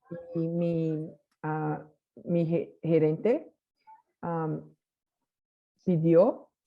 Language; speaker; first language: Spanish; non-native, learner; Portuguese